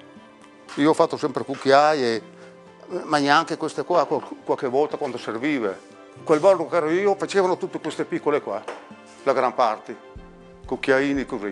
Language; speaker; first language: Italian; native; Italian